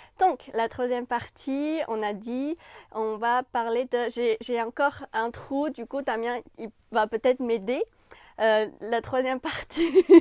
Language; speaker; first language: French; non-native, fluent; Chinese